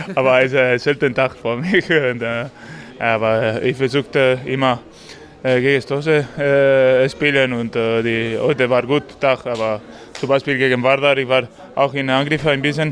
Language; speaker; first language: German; non-native, learner; Spanish